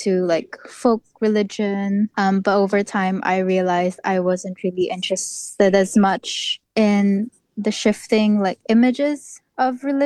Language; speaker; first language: English; non-native, local second language; Filipino